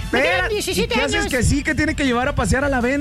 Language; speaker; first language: Spanish; native; Spanish